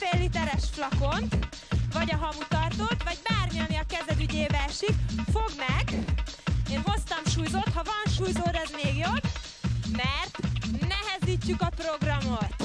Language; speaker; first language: Hungarian; native; Hungarian